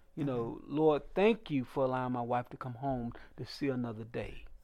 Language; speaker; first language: English; native; English